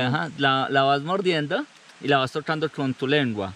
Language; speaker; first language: Spanish; native; Spanish